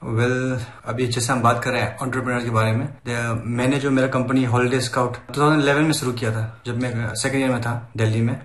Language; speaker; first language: Hindi; non-native, local second language; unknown